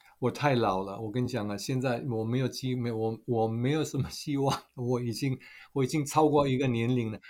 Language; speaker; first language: Chinese; non-native, fluent; German